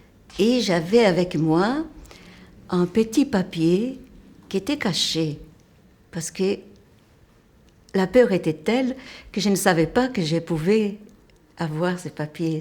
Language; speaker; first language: French; non-native, fluent; Portuguese